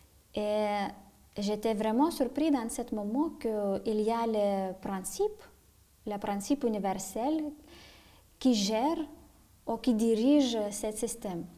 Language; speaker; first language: French; non-native, fluent; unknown